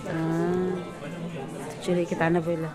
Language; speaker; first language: Turkish; non-native, learner; Filipino